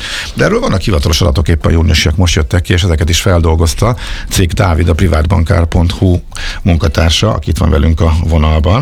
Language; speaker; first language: Hungarian; native; Hungarian